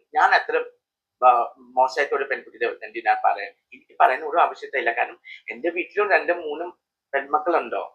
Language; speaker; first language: Malayalam; non-native, learner; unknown